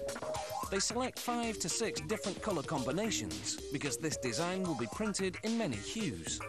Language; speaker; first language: English; native; English